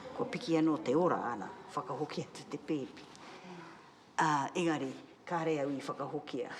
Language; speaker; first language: Māori; native; Māori